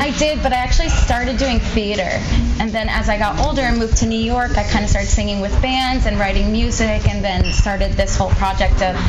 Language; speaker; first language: English; native; English